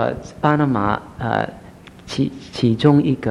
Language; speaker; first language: Chinese; early bilingual, heritage; Chinese